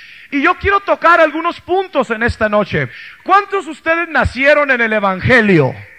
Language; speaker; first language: Spanish; early bilingual, heritage; Spanish